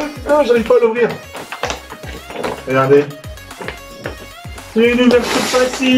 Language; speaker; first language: French; native; French